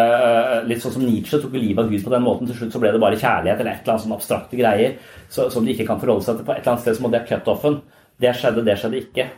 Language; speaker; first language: Norwegian; native; Norwegian